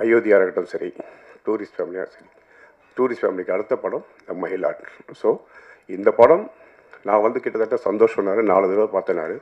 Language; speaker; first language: Tamil; native; Tamil